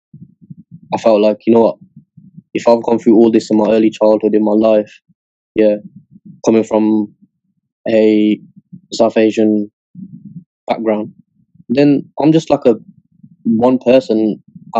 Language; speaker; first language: English; native; English